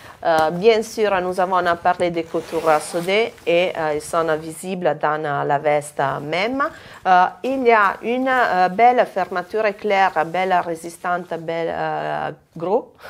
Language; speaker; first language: French; non-native, fluent; Italian